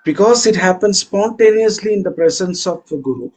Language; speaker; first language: English; non-native, local second language; Tamil